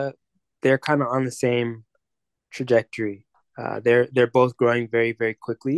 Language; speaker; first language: English; native; English